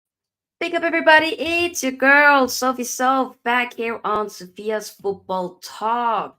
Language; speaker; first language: English; native; English